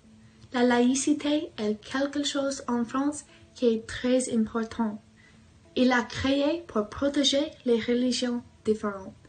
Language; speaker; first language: French; non-native, learner; English